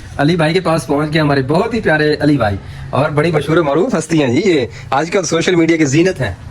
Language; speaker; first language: Urdu; non-native, local second language; Saraiki